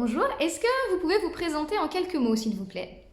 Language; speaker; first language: French; native; French